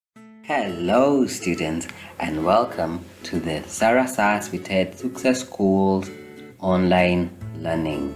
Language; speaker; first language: English; non-native, fluent; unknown